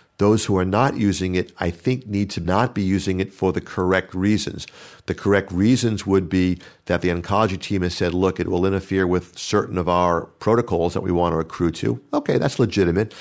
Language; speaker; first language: English; native; English